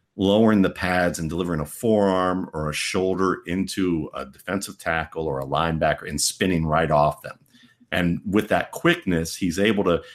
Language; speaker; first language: English; native; English